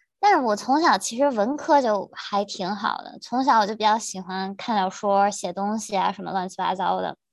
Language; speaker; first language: Chinese; native; Chinese